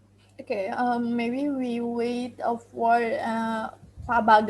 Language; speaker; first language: English; non-native, learner; Indonesian